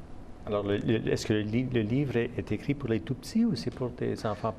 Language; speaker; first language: French; native; French